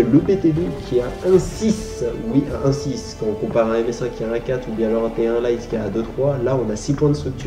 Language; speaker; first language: French; native; French